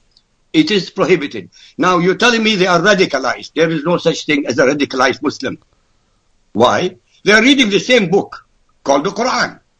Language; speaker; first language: English; non-native, fluent; Arabic